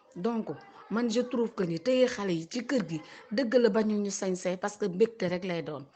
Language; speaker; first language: Wolof; native; Wolof